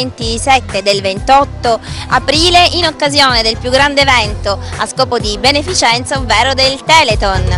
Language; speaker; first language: Italian; native; Italian